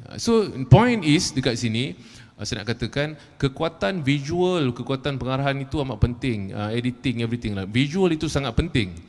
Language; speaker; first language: Malay; native; Malay